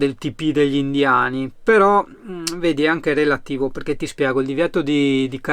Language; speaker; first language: Italian; native; Italian